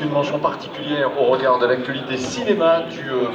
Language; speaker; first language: French; native; French